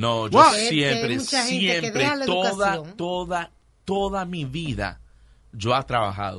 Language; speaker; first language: Spanish; early bilingual, heritage; Spanish